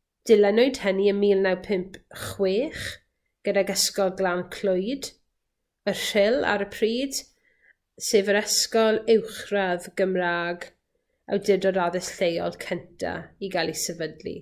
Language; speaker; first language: Welsh; native; Welsh